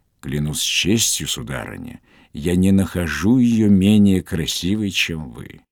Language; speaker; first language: Russian; native; Russian